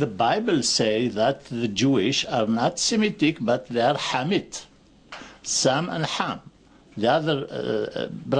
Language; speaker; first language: English; non-native, fluent; Arabic